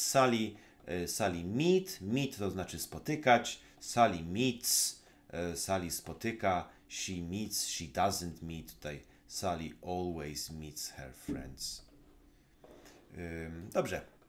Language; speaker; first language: English; non-native, fluent; Polish